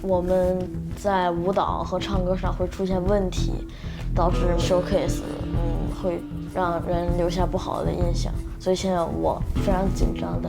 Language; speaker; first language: Chinese; native; Chinese